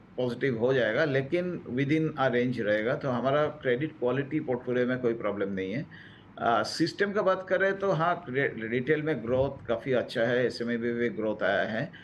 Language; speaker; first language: Hindi; non-native, local second language; Bangla